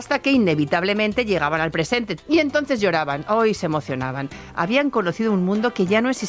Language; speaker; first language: Spanish; native; Spanish